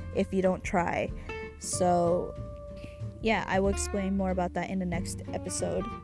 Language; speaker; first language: English; early bilingual, other home language; Japanese